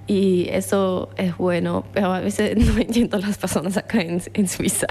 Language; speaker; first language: Spanish; non-native, fluent; German